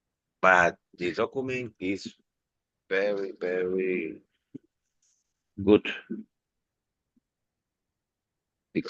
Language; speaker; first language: English; non-native, learner; Spanish